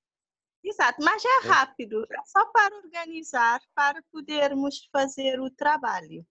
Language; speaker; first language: Portuguese; non-native, local second language; Kabuverdianu